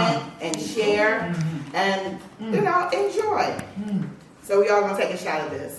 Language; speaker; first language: English; native; English